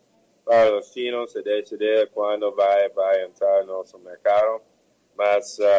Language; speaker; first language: Portuguese; non-native, fluent; English